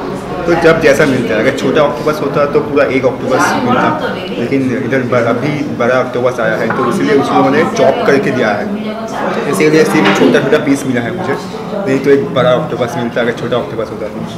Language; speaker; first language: Hindi; non-native, local second language; Bangla